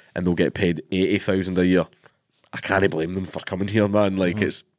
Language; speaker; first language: English; native; English